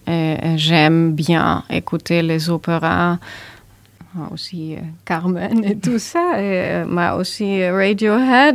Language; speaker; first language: French; non-native, learner; German